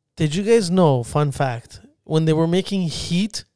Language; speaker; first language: English; early bilingual, other home language; Spanish